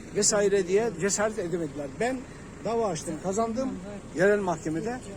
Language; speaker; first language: Turkish; native; Turkish